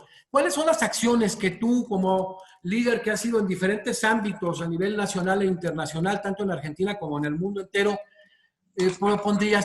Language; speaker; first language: Spanish; native; Spanish